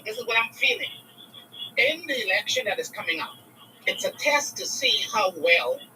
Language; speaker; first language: English; native; English